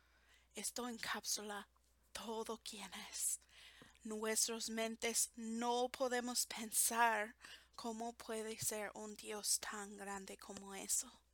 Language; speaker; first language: Spanish; non-native, fluent; English